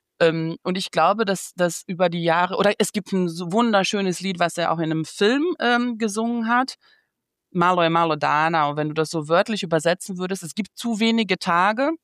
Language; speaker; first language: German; early bilingual, other home language; Bosnian